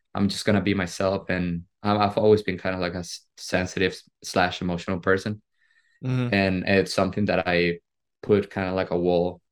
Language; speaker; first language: English; non-native, fluent; Spanish